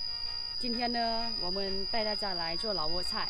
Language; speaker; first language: Chinese; non-native, fluent; Lao